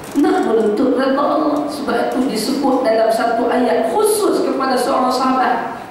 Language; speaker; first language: Malay; native; Malay